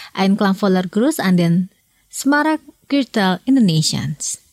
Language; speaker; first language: German; non-native, fluent; Indonesian